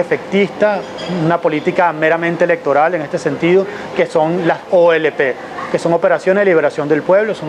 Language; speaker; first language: Spanish; native; Spanish